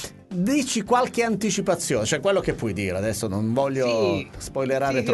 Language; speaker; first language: Italian; native; Italian